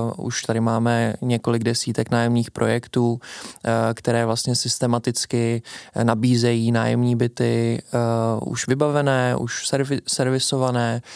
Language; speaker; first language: Czech; native; Czech